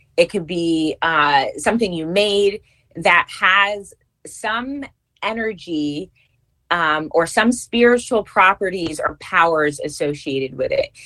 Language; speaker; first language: English; native; English